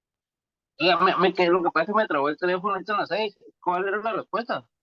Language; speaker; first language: Spanish; native; Spanish